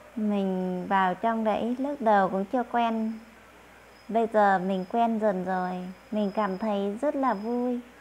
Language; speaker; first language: Vietnamese; non-native, local second language; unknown